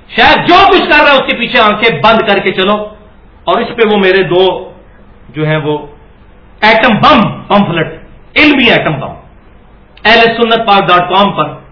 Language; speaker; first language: Urdu; non-native, local second language; Punjabi